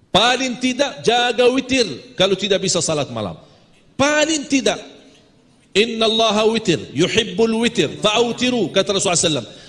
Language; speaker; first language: Malay; non-native, fluent; Arabic